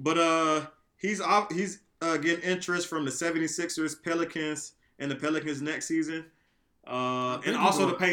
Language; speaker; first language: English; native; English